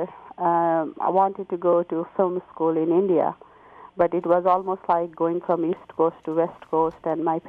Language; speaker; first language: English; non-native, local second language; Hindi